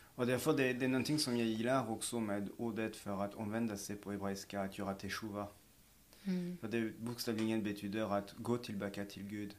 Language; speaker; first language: Swedish; non-native, fluent; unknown